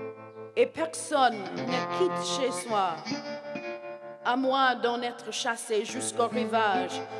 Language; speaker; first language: French; non-native, fluent; English